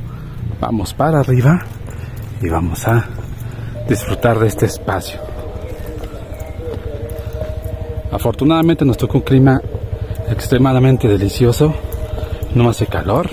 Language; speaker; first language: Spanish; native; Spanish